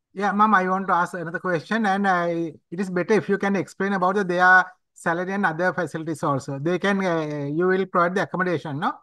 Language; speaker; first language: English; non-native, local second language; Sinhala